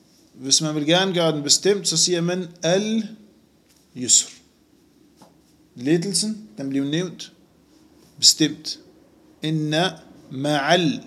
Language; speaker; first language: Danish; non-native, fluent; Arabic